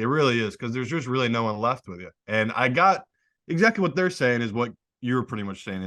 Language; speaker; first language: English; native; English